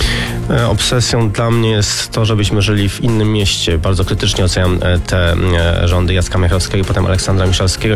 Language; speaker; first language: Polish; native; Polish